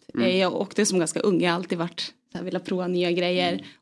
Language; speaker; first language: Swedish; native; Swedish